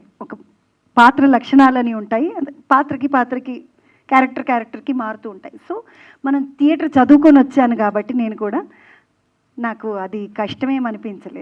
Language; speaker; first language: Telugu; native; Telugu